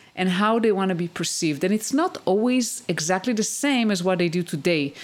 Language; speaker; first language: English; non-native, fluent; Hebrew